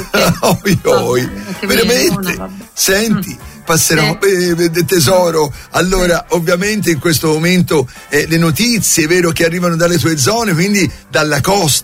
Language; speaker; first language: Italian; native; Italian